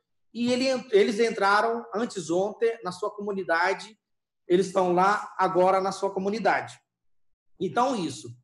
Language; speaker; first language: Portuguese; non-native, local second language; Yanomámi